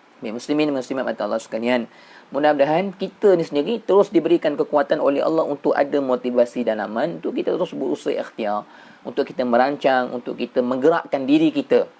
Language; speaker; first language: Malay; native; Malay